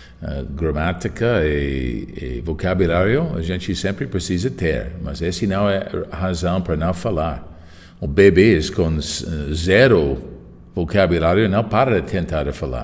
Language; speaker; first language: Portuguese; non-native, fluent; English